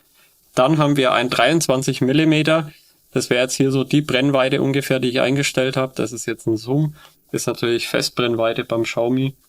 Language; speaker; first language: German; native; German